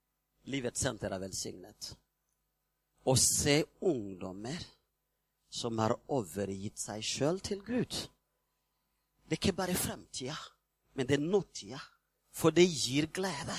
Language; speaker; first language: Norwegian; non-native, fluent; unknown